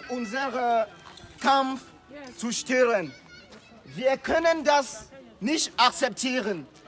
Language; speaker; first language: German; non-native, fluent; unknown